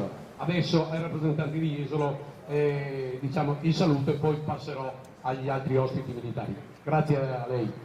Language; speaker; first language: Italian; native; Italian